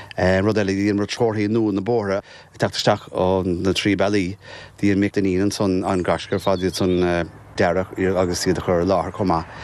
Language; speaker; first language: Irish; native; Irish